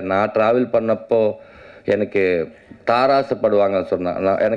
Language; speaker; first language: Tamil; non-native, learner; Telugu